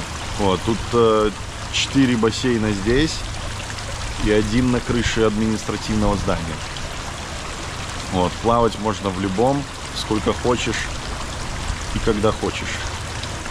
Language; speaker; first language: Russian; native; Russian